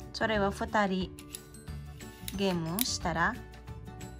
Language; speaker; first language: Japanese; non-native, learner; Filipino